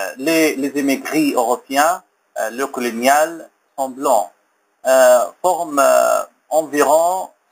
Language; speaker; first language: French; non-native, learner; Arabic